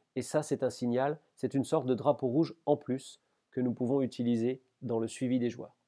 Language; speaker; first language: French; native; French